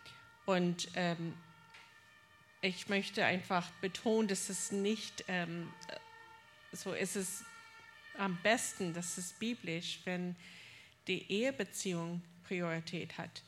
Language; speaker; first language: German; non-native, fluent; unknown